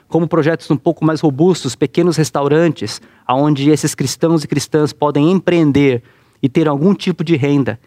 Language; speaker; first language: Portuguese; native; Portuguese